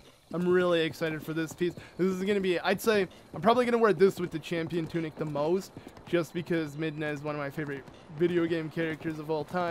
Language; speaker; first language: English; native; English